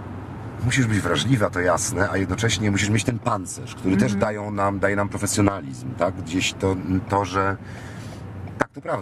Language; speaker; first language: Polish; native; Polish